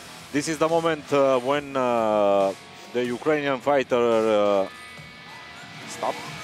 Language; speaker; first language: English; non-native, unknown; Romanian